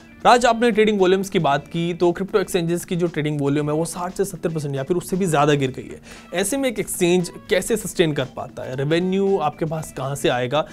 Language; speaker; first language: Hindi; native; Hindi